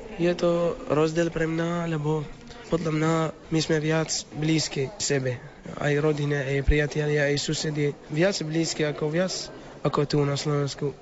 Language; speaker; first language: Slovak; non-native, learner; Arabic